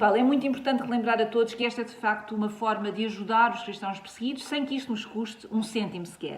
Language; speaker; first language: Portuguese; native; Portuguese